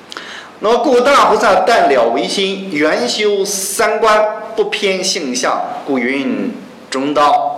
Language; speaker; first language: Chinese; native; Chinese